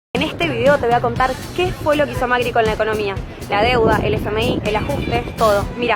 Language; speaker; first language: Spanish; native; Spanish